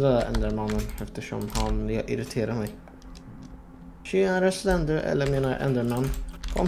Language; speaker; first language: Swedish; non-native, fluent; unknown